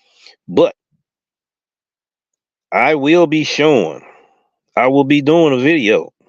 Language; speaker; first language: English; native; English